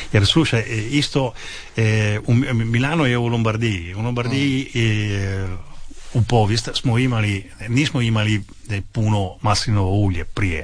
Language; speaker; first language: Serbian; non-native, fluent; Italian